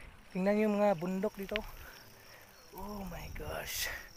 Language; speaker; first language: Filipino; non-native, local second language; Cebuano